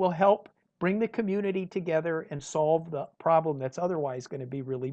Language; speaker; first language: English; native; English